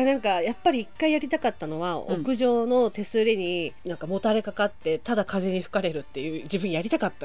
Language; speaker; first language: Japanese; native; Japanese